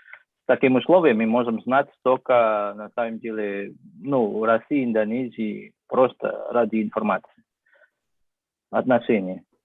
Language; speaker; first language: Russian; non-native, learner; Indonesian